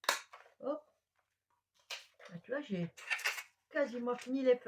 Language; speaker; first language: French; native; French